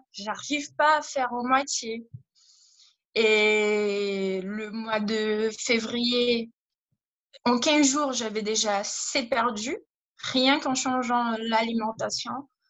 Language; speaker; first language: French; non-native, fluent; Portuguese